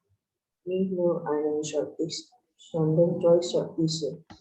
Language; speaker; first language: German; non-native, learner; Indonesian